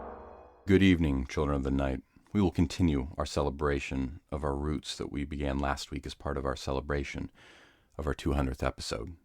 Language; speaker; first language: English; native; English